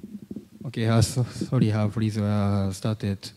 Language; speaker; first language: English; non-native, learner; Japanese